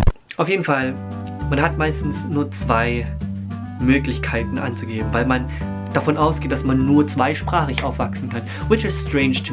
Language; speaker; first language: German; early bilingual, other home language; Filipino